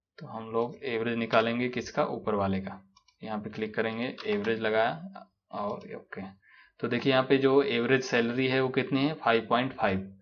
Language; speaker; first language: Hindi; native; Hindi